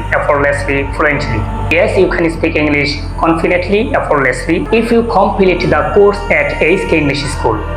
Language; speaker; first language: English; non-native, local second language; Bangla